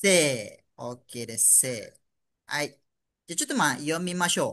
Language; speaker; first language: Japanese; non-native, fluent; Malay